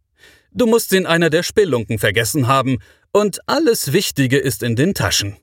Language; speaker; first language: German; native; German